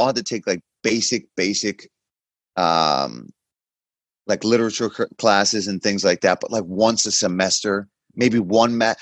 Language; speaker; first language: English; native; English